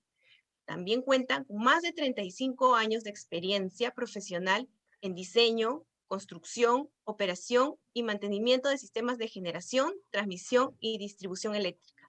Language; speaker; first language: Spanish; native; Spanish